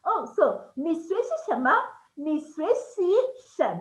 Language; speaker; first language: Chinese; non-native, fluent; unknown